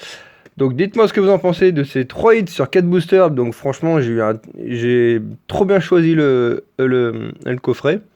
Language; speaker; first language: French; native; French